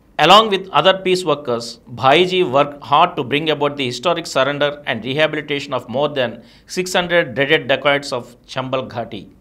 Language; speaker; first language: English; non-native, local second language; Telugu